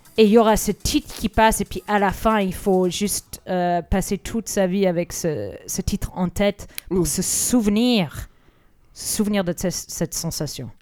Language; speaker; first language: French; early bilingual, other home language; English